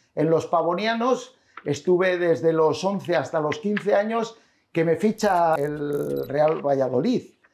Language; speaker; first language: Spanish; native; Spanish